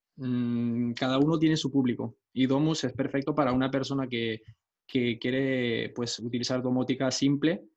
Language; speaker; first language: Spanish; non-native, fluent; French